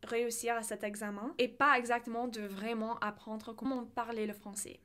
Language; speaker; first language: French; non-native, fluent; English